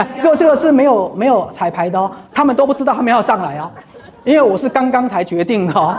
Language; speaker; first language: Chinese; native; Chinese